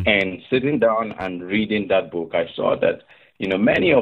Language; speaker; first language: English; non-native, local second language; Igbo